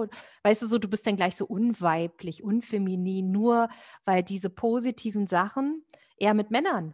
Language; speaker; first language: German; native; German